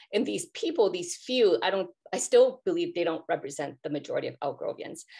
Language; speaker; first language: English; native; English